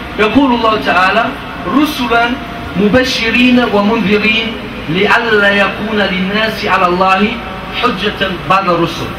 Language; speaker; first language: Arabic; non-native, fluent; German